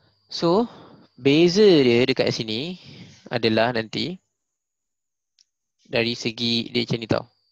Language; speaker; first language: Malay; native; Malay